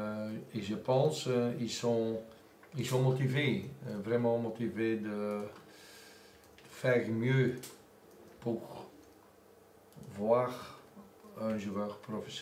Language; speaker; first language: French; non-native, local second language; Dutch